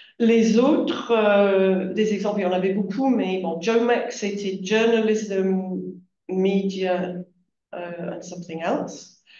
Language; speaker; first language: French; non-native, fluent; English